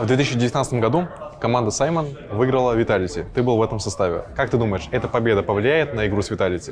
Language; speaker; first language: Russian; native; Russian